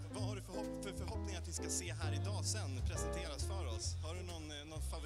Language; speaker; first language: Swedish; native; Swedish